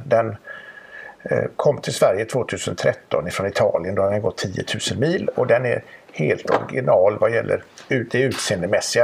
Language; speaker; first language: Swedish; native; Swedish